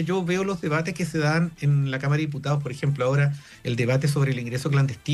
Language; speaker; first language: Spanish; native; Spanish